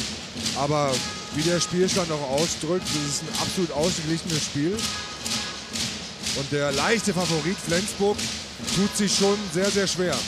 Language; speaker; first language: German; native; German